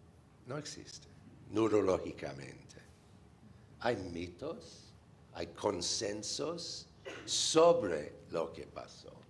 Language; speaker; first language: Spanish; non-native, fluent; English